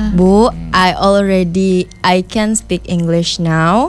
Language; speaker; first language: English; non-native, fluent; Indonesian